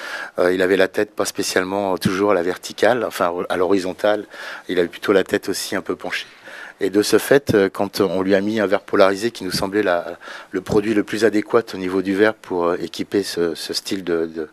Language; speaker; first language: French; native; French